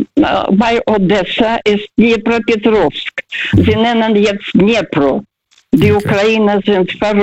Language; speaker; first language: German; early bilingual, heritage; German